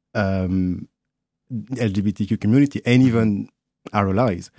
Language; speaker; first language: English; non-native, fluent; French